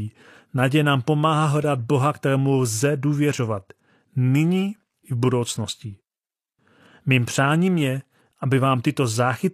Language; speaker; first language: Czech; native; Czech